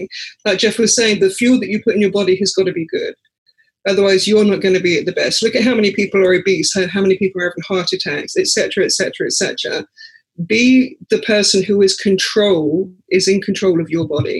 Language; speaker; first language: English; native; English